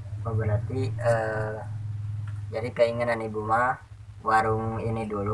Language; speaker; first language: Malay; non-native, local second language; Sundanese